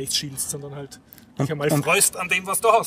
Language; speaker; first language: German; native; German